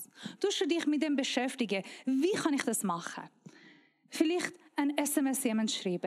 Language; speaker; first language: German; non-native, learner; Persian